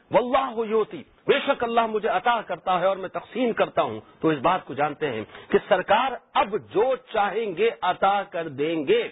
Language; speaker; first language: Urdu; native; Urdu